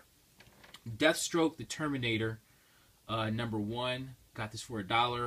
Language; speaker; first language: English; native; English